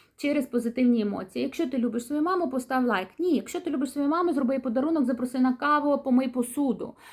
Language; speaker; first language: Ukrainian; native; Ukrainian